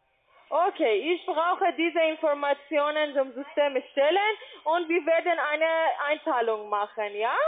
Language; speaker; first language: German; non-native, learner; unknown